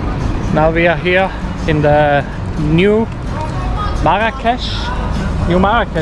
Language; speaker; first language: English; non-native, fluent; German